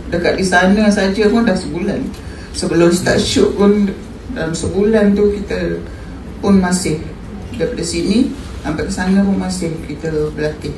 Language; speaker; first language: Malay; native; Malay